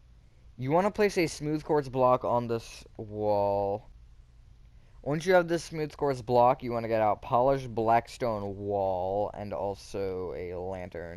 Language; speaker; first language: English; native; English